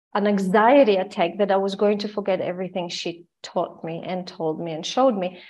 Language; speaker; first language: English; non-native, fluent; Croatian